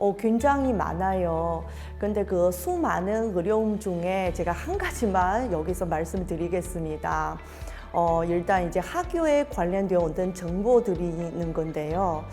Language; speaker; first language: Korean; non-native, fluent; Chinese